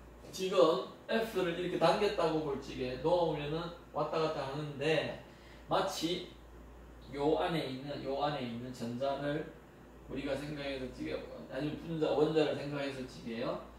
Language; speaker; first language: Korean; native; Korean